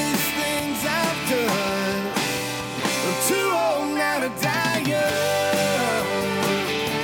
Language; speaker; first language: English; native; English